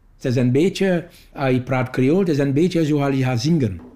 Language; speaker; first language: Dutch; non-native, learner; Morisyen